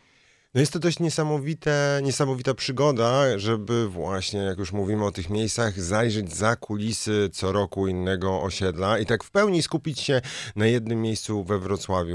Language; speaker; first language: Polish; native; Polish